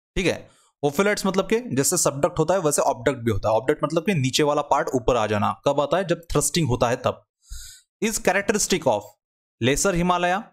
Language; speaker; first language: Hindi; non-native, local second language; Marathi